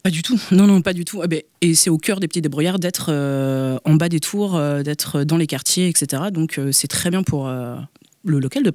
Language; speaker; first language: French; native; French